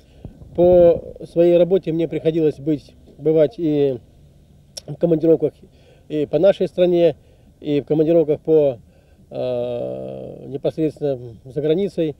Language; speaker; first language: Russian; native; Russian